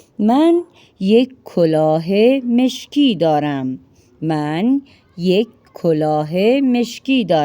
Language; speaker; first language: Persian; non-native, fluent; Urdu